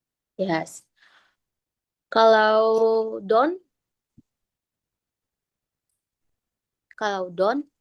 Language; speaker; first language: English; non-native, learner; Indonesian